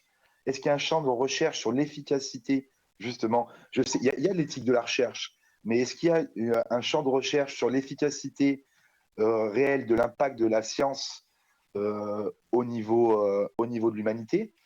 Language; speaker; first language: French; native; French